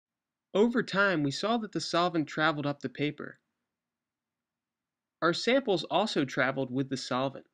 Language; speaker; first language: English; native; English